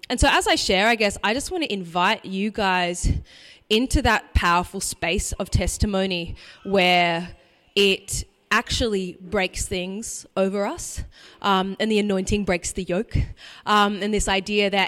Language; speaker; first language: English; native; English